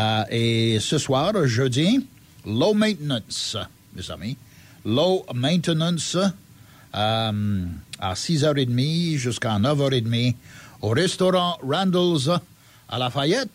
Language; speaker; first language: French; early bilingual, heritage; French